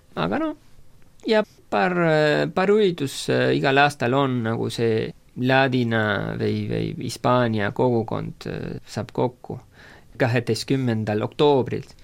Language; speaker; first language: Estonian; non-native, fluent; Spanish